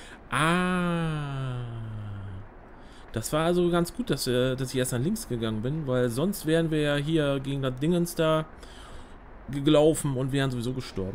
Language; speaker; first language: German; native; German